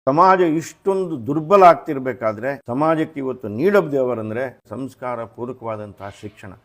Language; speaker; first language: Kannada; native; Kannada